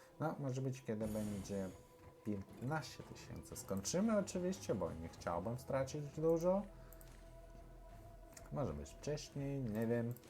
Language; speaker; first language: Polish; non-native, learner; Russian